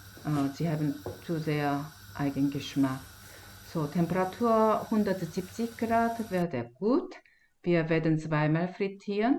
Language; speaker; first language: German; non-native, fluent; Korean